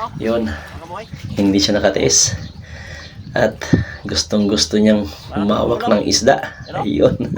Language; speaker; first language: Filipino; non-native, local second language; Cebuano